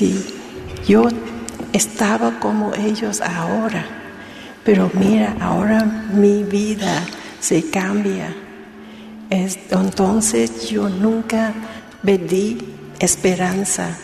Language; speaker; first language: Spanish; non-native, learner; Vietnamese